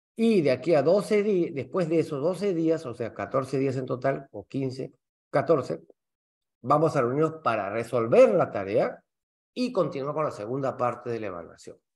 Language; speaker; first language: Spanish; native; Spanish